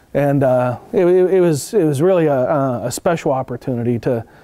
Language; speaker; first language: English; native; English